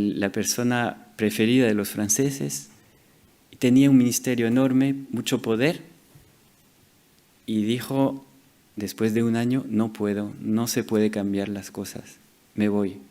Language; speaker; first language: Spanish; non-native, fluent; French